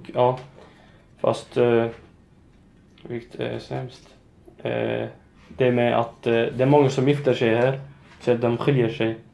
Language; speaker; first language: Swedish; non-native, fluent; Arabic